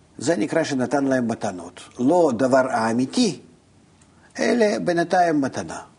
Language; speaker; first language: Hebrew; non-native, fluent; Russian